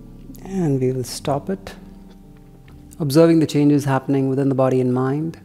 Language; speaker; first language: English; non-native, local second language; Hindi